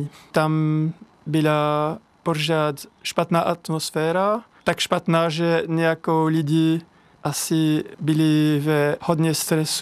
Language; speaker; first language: Czech; non-native, fluent; French